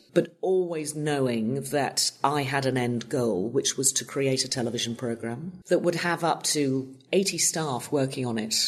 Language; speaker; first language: English; native; English